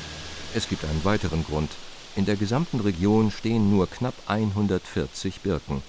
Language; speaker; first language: German; native; German